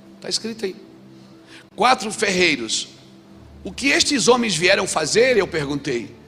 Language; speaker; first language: Portuguese; native; Portuguese